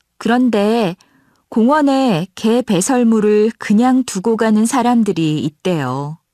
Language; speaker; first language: Korean; native; Korean